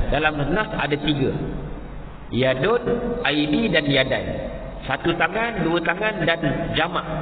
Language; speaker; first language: Malay; native; Malay